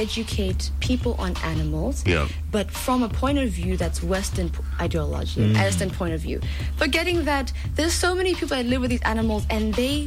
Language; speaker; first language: English; native; English